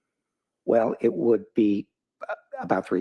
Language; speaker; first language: English; native; English